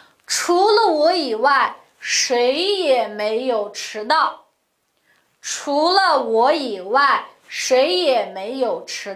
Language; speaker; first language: Chinese; non-native, local second language; Uyghur